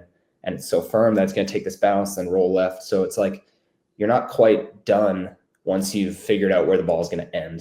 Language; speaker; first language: English; native; English